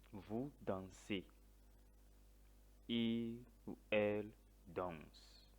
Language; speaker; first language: French; non-native, fluent; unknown